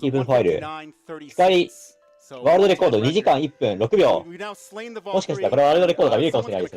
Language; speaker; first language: Japanese; native; Japanese